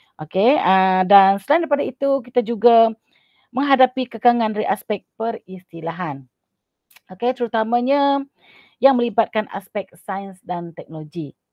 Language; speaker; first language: Malay; non-native, local second language; Iban